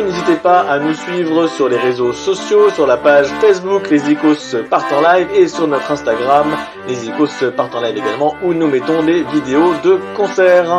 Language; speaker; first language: French; native; French